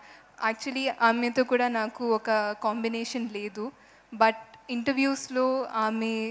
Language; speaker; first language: Telugu; non-native, fluent; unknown